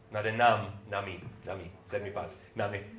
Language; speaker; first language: Czech; non-native, learner; English